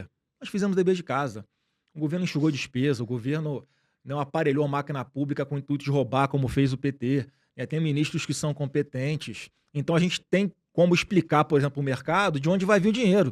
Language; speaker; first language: Portuguese; native; Portuguese